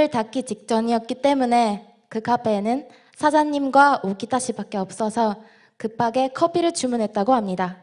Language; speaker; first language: Korean; non-native, fluent; Japanese